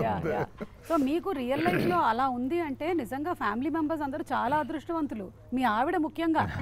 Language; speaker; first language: Telugu; native; Telugu